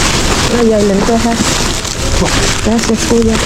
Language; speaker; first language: Spanish; non-native, learner; Filipino